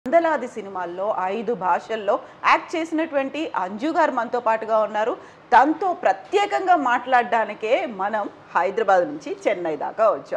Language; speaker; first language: Telugu; native; Telugu